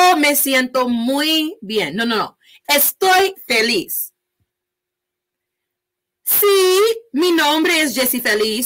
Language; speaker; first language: Spanish; early bilingual, heritage; Spanish